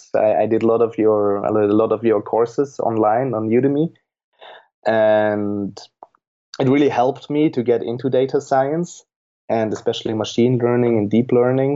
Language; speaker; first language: English; non-native, fluent; German